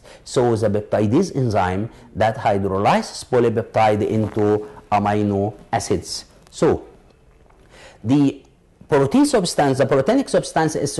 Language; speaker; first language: English; non-native, local second language; Arabic